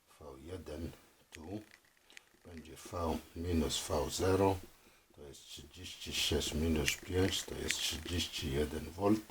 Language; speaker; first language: Polish; non-native, fluent; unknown